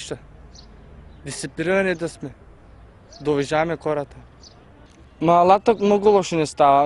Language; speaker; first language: Bulgarian; non-native, local second language; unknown